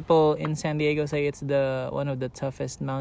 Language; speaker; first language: English; non-native, local second language; Filipino